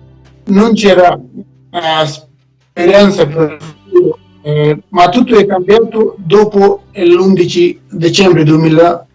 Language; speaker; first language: Italian; non-native, learner; Persian